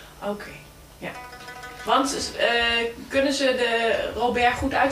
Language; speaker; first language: Dutch; native; Dutch